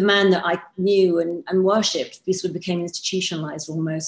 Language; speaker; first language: English; native; English